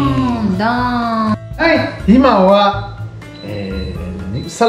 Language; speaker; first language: Japanese; early bilingual, heritage; Japanese